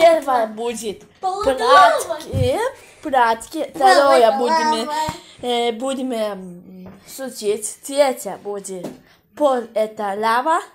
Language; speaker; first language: Russian; non-native, local second language; Polish